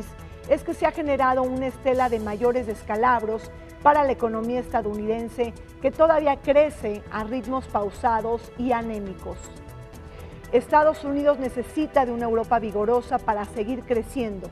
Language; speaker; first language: Spanish; native; Spanish